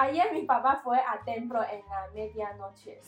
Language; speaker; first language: Spanish; non-native, learner; Chinese